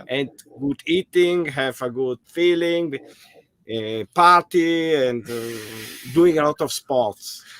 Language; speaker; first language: English; non-native, learner; German